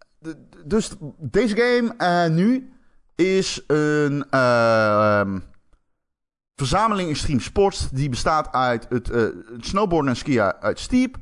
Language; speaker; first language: Dutch; native; Dutch